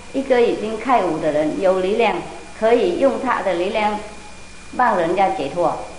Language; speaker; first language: Chinese; non-native, fluent; Vietnamese